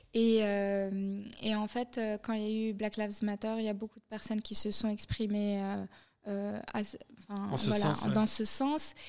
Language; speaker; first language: French; non-native, local second language; Arabic